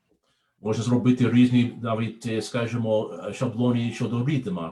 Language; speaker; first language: Ukrainian; non-native, learner; English